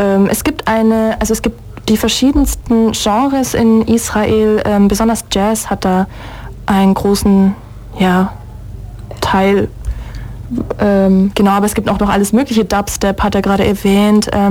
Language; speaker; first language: German; native; German